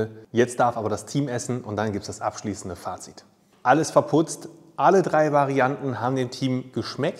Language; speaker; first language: German; native; German